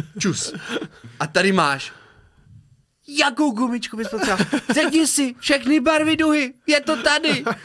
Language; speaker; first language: Czech; native; Czech